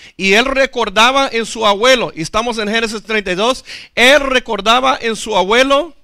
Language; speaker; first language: Spanish; non-native, fluent; English